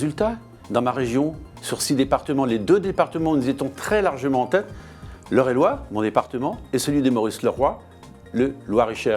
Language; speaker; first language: French; native; French